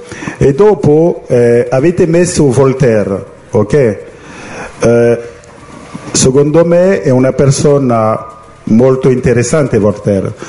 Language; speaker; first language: Italian; non-native, fluent; French